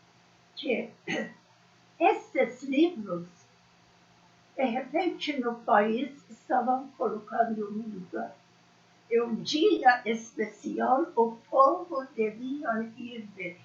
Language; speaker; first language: Portuguese; non-native, learner; Persian